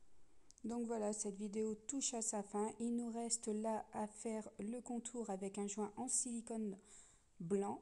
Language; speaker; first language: French; native; French